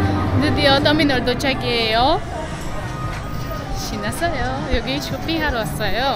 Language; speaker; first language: Korean; non-native, fluent; Uzbek